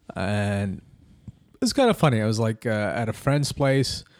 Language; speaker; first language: English; early bilingual, other home language; Arabic